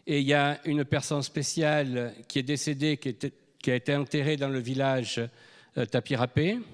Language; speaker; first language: French; native; French